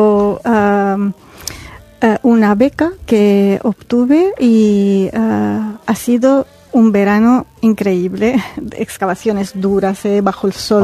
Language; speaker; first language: Spanish; non-native, fluent; Arabic